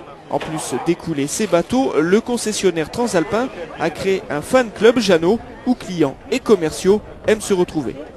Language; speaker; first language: French; native; French